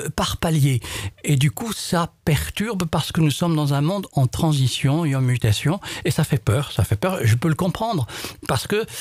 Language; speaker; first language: French; non-native, local second language; Arabic